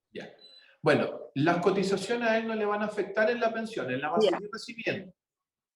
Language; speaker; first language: Spanish; native; Spanish